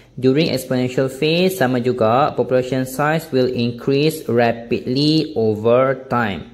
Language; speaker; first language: English; non-native, local second language; Malay